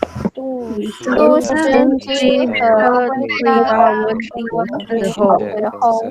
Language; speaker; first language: Chinese; non-native, learner; Indonesian